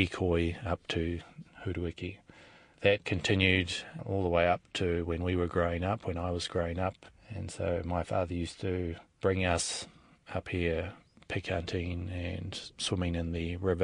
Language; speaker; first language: English; native; English